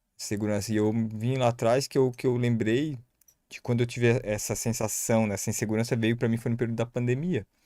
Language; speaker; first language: Portuguese; native; Portuguese